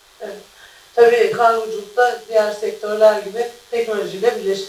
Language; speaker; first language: Turkish; native; Turkish